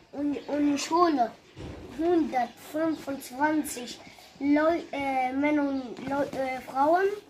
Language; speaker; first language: German; early bilingual, heritage; German